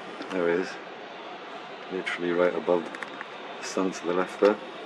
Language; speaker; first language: English; early bilingual, other home language; Spanish